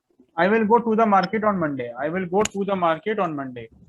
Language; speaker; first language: English; non-native, fluent; Hindi